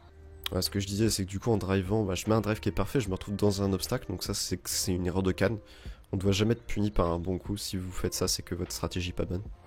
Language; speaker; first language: French; native; French